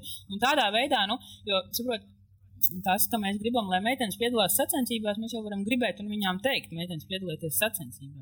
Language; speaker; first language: Latvian; native; Latvian